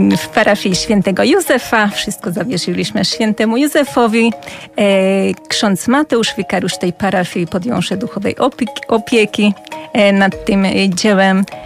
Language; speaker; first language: Polish; non-native, fluent; Hungarian